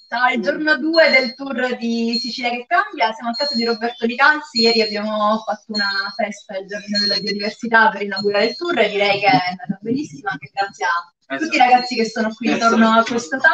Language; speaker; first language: Italian; native; Italian